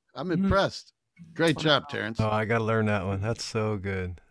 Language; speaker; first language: English; native; English